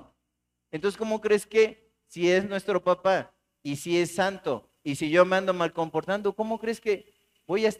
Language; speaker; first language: Spanish; native; Spanish